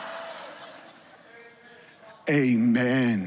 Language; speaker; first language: English; native; English